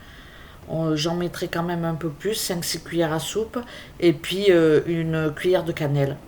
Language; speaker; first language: French; native; French